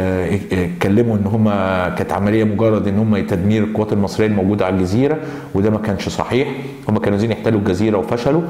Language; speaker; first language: Arabic; native; Arabic